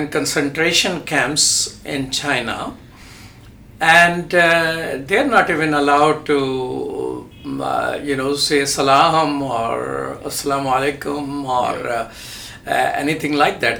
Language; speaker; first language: English; non-native, local second language; Urdu